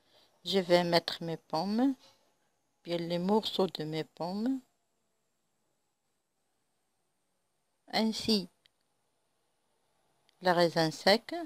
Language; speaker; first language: French; non-native, local second language; Arabic